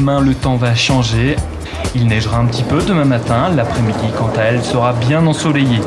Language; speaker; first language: French; native; French